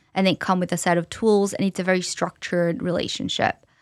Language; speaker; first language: English; non-native, fluent; Portuguese